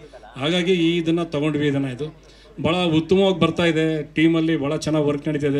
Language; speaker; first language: Kannada; native; Kannada